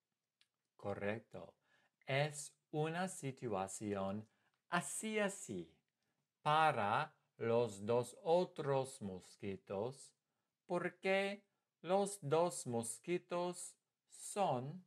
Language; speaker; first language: Spanish; non-native, fluent; English